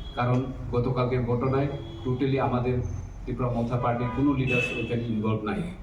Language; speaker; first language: Bangla; non-native, local second language; Kok Borok